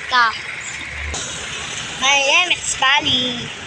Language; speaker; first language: English; non-native, learner; Filipino